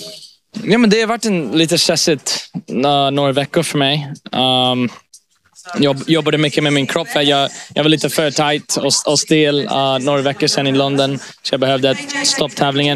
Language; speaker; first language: Swedish; early bilingual, heritage; English